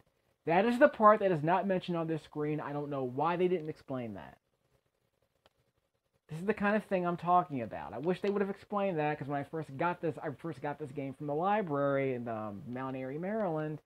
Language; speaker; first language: English; native; English